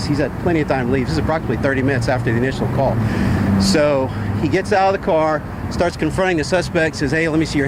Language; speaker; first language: English; native; English